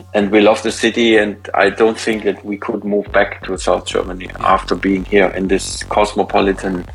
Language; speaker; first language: English; non-native, fluent; German